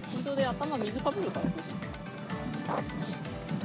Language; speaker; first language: Japanese; native; Japanese